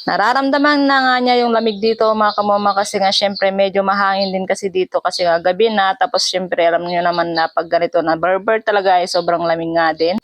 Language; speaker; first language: Filipino; native; Filipino